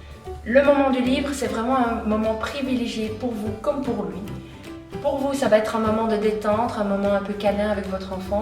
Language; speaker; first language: French; native; French